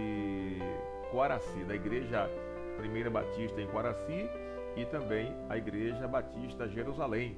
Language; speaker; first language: Portuguese; native; Portuguese